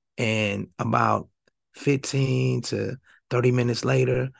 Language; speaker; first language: English; native; English